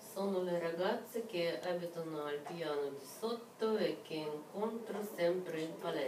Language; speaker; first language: Italian; non-native, learner; Russian